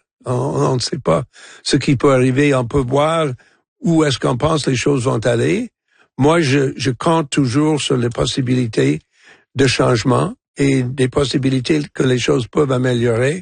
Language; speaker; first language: French; non-native, local second language; English